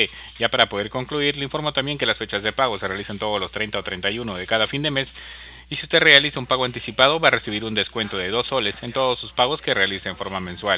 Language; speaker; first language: Spanish; native; Spanish